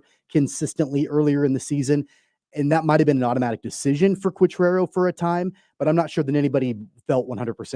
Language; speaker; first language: English; native; English